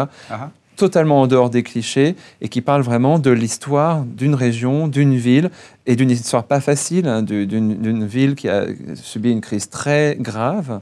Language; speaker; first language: French; native; French